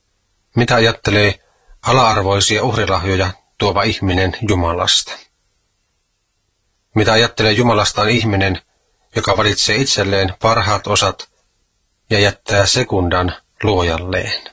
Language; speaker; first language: Finnish; native; Finnish